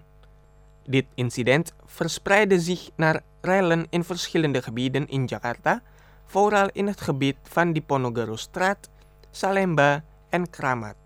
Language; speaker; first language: Dutch; non-native, fluent; Indonesian